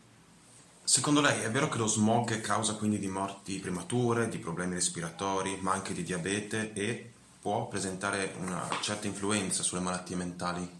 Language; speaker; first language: Italian; native; Italian